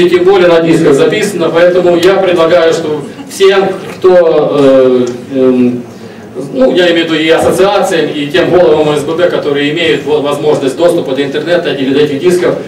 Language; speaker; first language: Russian; non-native, local second language; Ukrainian